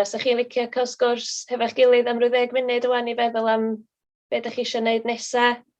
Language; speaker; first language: Welsh; native; Welsh